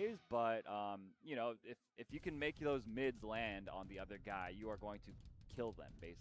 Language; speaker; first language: English; native; English